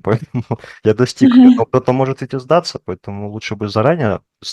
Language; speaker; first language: Russian; native; Russian